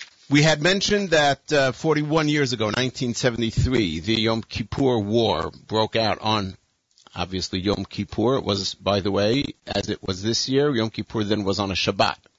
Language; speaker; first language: English; native; English